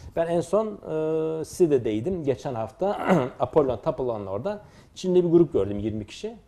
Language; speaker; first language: Turkish; native; Turkish